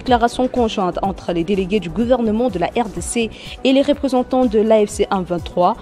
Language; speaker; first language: French; non-native, local second language; Lingala